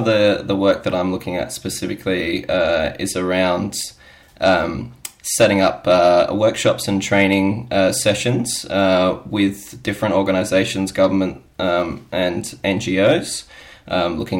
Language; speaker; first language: English; native; English